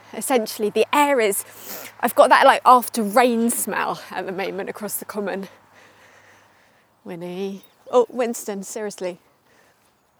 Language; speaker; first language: English; native; English